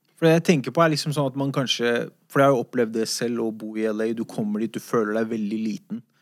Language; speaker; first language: Norwegian; early bilingual, other home language; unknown